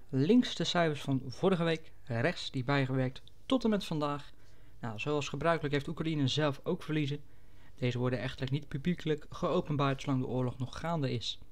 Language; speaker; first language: Dutch; native; Dutch